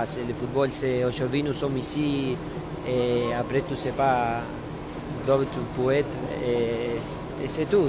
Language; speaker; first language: French; non-native, learner; Spanish